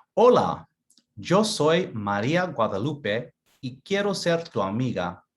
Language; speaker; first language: Spanish; early bilingual, other home language; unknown